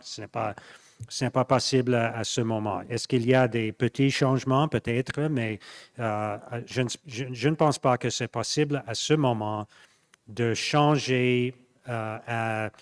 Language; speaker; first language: French; non-native, local second language; English